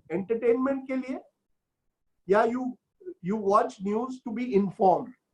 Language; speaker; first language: Hindi; non-native, local second language; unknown